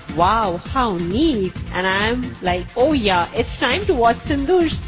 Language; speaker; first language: English; non-native, local second language; Hindi